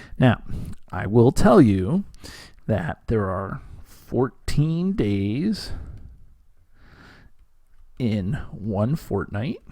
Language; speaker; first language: English; native; English